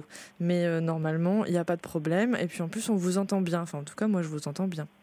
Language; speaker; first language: French; native; French